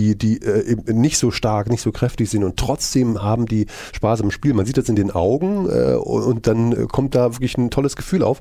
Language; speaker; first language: German; native; German